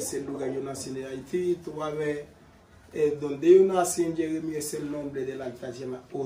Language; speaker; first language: Spanish; non-native, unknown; Haitian Creole